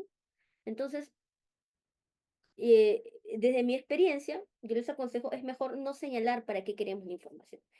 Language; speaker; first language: Spanish; native; Spanish